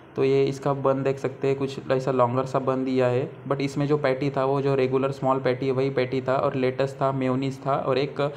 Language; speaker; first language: Hindi; non-native, local second language; Marathi